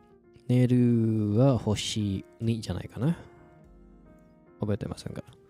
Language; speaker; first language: Japanese; non-native, fluent; Indonesian